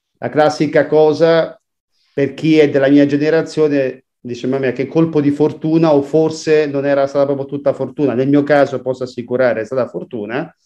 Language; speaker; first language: Italian; native; Italian